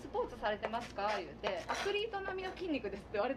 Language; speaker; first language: Japanese; native; Japanese